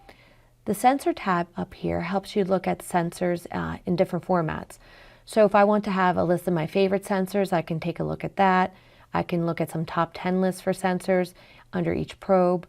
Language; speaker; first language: English; native; English